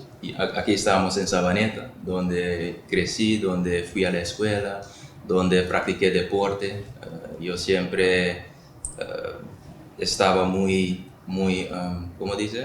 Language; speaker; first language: Spanish; non-native, local second language; Papiamento